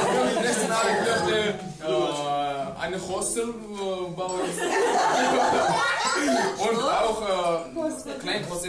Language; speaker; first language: German; non-native, learner; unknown